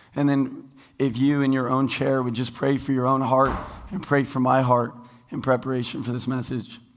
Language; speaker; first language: English; native; English